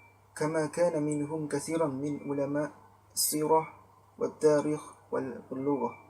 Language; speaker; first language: Arabic; non-native, learner; Malay